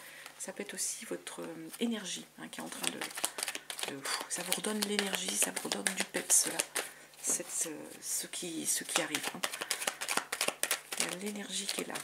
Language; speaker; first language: French; native; French